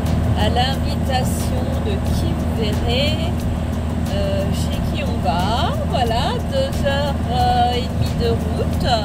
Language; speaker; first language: French; native; French